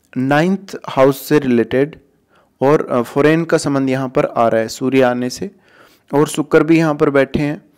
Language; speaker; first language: Hindi; native; Hindi